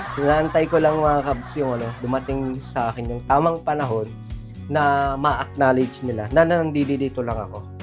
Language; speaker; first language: Filipino; non-native, local second language; Iloko